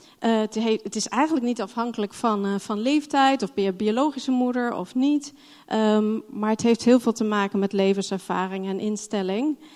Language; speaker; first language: Dutch; non-native, fluent; English